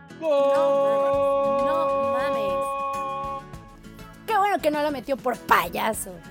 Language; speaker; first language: Spanish; native; Spanish